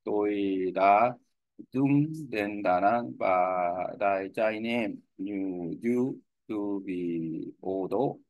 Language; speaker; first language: Vietnamese; non-native, learner; Korean